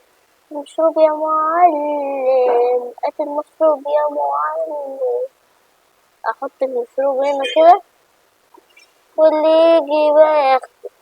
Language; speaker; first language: Arabic; native; Arabic